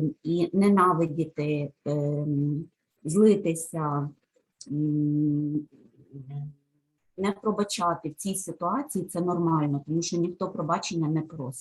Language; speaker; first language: Ukrainian; native; Ukrainian